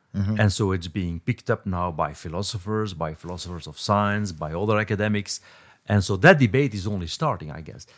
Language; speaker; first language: English; non-native, fluent; Dutch